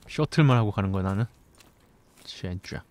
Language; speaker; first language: Korean; native; Korean